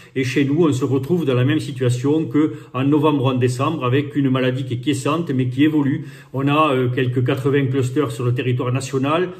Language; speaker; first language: French; native; French